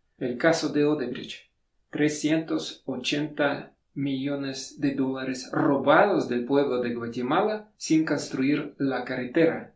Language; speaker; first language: Spanish; non-native, fluent; Russian